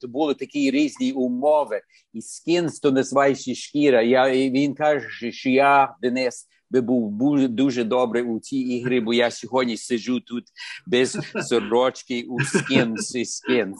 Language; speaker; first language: Ukrainian; early bilingual, heritage; Ukrainian